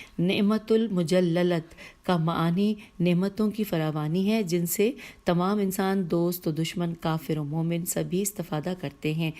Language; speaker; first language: Urdu; native; Urdu